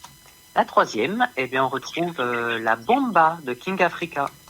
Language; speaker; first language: French; native; French